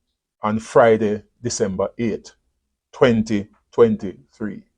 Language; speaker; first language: English; native; English